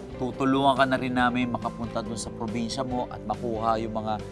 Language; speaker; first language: Filipino; native; Filipino